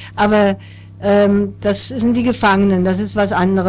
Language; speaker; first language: German; native; German